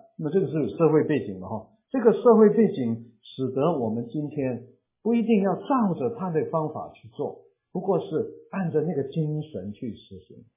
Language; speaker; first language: Chinese; non-native, local second language; Cantonese